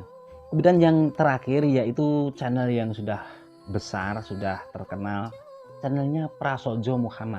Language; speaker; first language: Indonesian; native; Indonesian